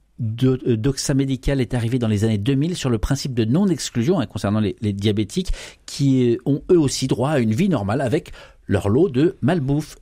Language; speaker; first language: French; native; French